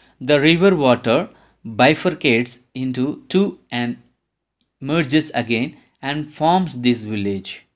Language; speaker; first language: English; non-native, local second language; Tamil